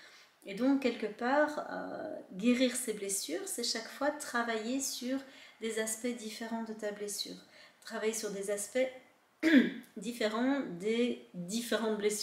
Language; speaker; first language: French; native; French